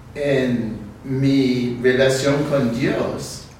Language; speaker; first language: Spanish; non-native, fluent; English